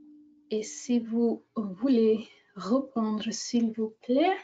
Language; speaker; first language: French; non-native, fluent; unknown